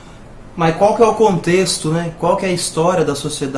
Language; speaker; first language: Portuguese; native; Portuguese